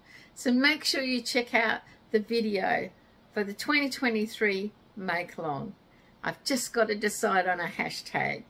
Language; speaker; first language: English; native; English